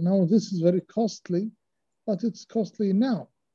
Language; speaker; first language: English; non-native, fluent; Arabic